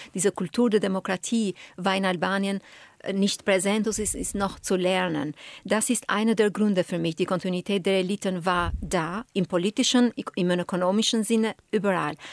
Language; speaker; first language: German; non-native, fluent; Albanian